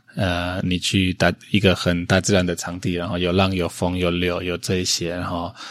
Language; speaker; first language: Chinese; non-native, fluent; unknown